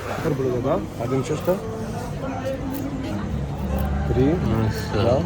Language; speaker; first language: Russian; non-native, learner; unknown